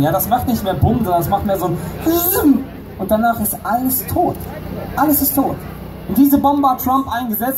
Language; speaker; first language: German; native; German